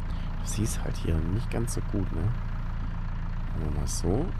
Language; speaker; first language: German; native; German